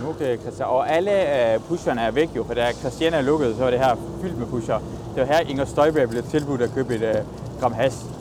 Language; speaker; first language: Danish; early bilingual, other home language; Persian